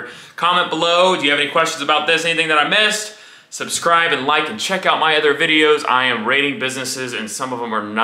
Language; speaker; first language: English; native; English